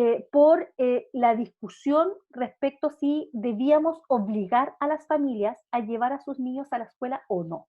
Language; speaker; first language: Spanish; native; Spanish